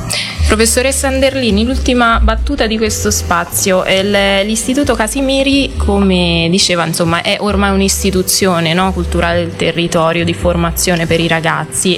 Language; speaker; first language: Italian; native; Italian